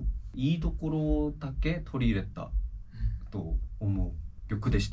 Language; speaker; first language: Japanese; non-native, fluent; Korean